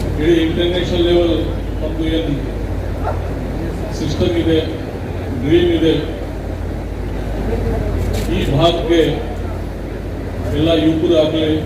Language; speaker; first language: Kannada; non-native, local second language; Urdu